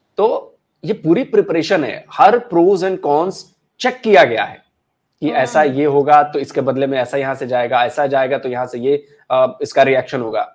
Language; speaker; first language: Hindi; native; Hindi